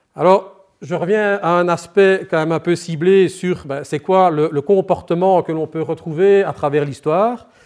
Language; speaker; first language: French; native; French